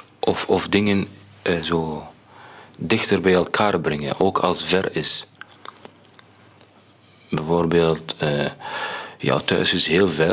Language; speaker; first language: Dutch; non-native, learner; Arabic